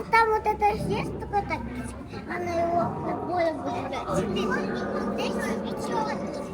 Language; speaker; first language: Russian; non-native, local second language; Kazakh